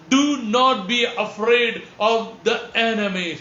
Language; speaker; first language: English; non-native, local second language; Malayalam